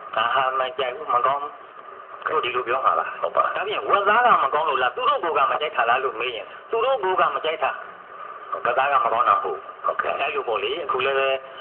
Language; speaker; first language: Burmese; native; Burmese